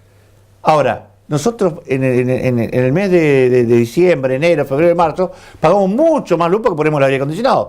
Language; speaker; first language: Spanish; native; Spanish